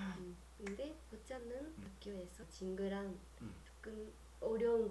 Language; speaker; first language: Korean; non-native, learner; Japanese